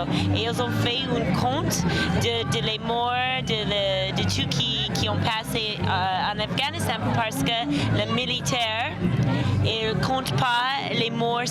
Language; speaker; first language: French; non-native, fluent; English